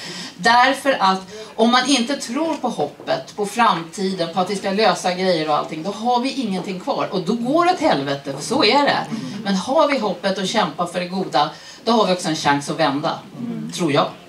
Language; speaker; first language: Swedish; native; Swedish